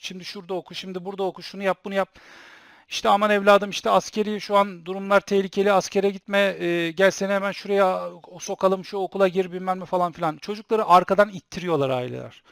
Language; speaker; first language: Turkish; native; Turkish